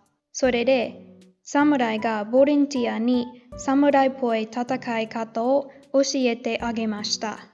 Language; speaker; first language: Japanese; non-native, learner; English